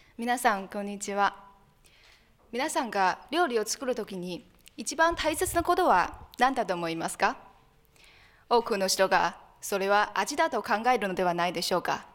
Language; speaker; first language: Japanese; non-native, fluent; Chinese